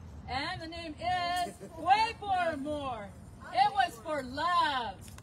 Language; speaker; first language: English; native; English